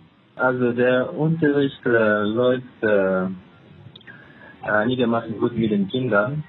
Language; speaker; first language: German; non-native, fluent; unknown